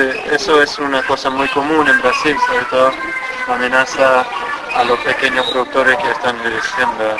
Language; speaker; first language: Spanish; non-native, fluent; English